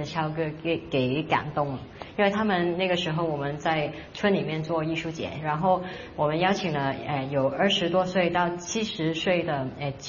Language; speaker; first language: Chinese; non-native, local second language; Cantonese